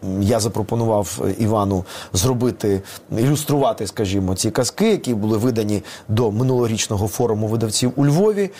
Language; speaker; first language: Ukrainian; non-native, local second language; Russian